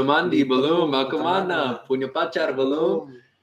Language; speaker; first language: Indonesian; non-native, learner; English